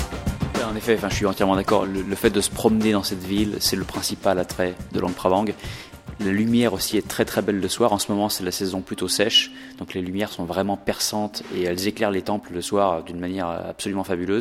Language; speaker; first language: French; native; French